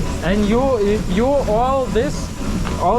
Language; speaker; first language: English; non-native, learner; Lithuanian